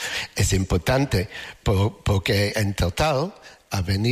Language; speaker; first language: Spanish; non-native, learner; English